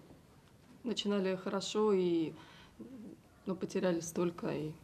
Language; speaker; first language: Russian; native; Russian